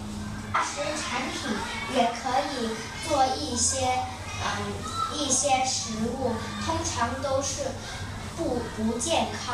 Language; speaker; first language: Chinese; non-native, local second language; Cantonese